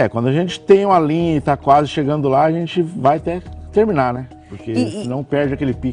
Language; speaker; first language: Portuguese; native; Portuguese